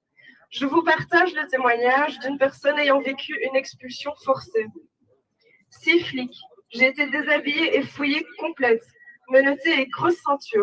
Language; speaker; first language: French; native; French